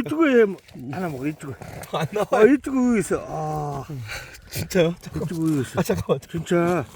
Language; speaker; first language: Korean; non-native, learner; Mongolian